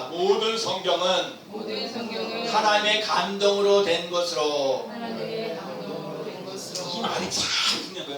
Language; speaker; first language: Korean; native; Korean